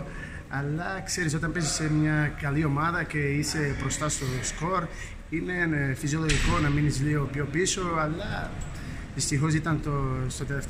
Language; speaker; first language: Greek; non-native, fluent; Portuguese